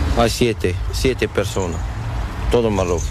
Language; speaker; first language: Spanish; non-native, learner; Arabic